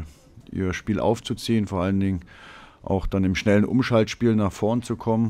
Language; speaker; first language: German; native; German